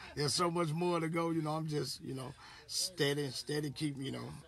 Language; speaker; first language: English; native; English